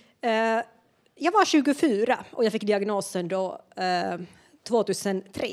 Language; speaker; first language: Swedish; non-native, local second language; Finnish